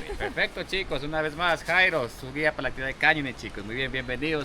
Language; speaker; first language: Spanish; native; Spanish